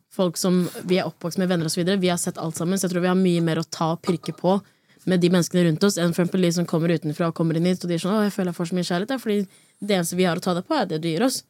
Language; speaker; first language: Norwegian; early bilingual, other home language; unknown